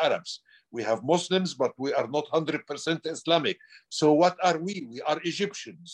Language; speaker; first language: English; non-native, fluent; Arabic